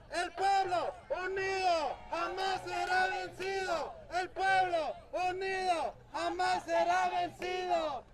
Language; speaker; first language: Spanish; early bilingual, heritage; Spanish